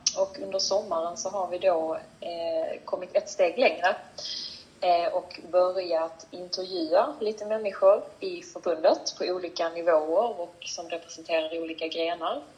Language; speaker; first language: Swedish; native; Swedish